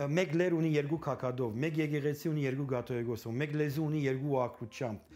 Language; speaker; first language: Armenian; early bilingual, heritage; Armenian